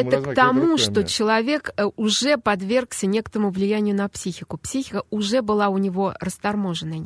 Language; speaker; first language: Russian; native; Russian